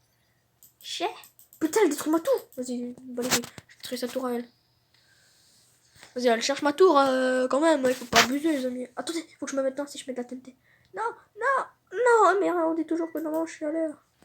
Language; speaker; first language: French; native; French